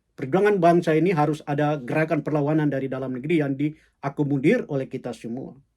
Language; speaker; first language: Indonesian; native; Indonesian